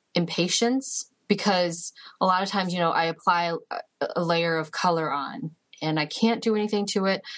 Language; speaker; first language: English; early bilingual, other home language; Chinese